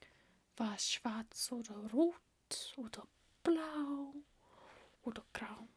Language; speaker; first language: German; non-native, learner; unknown